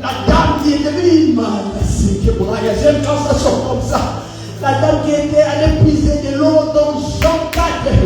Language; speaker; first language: French; non-native, local second language; Lingala